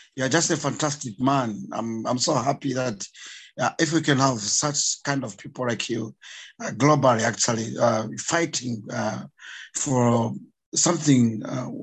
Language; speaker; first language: English; non-native, local second language; Bemba